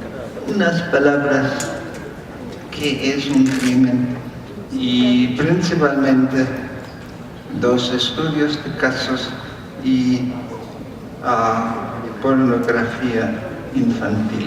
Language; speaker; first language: Spanish; non-native, fluent; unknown